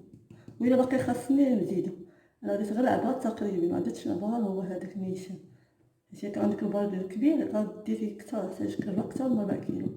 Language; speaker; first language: Arabic; native; Arabic